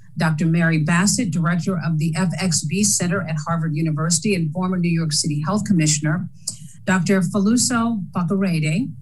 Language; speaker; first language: English; native; English